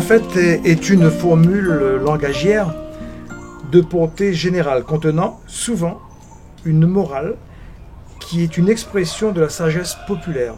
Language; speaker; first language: French; native; French